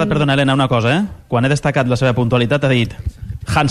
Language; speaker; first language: Catalan; native; Catalan